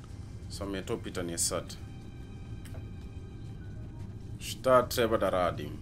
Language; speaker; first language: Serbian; early bilingual, heritage; English